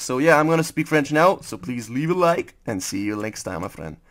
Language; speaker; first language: English; non-native, fluent; French